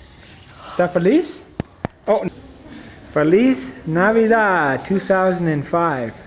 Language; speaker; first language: Spanish; non-native, learner; English